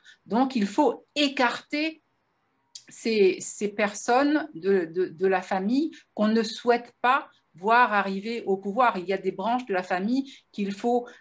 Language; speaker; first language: French; native; French